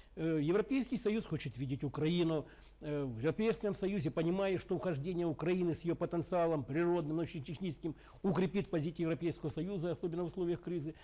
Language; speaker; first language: Russian; native; Russian